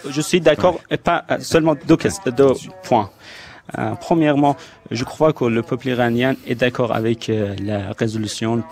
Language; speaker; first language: French; non-native, fluent; Persian